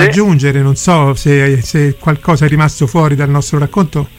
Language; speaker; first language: Italian; native; Italian